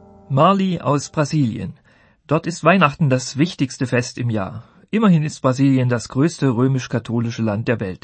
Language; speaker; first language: German; native; German